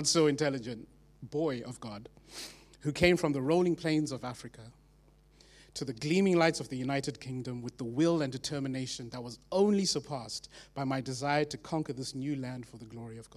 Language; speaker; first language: English; non-native, local second language; Shona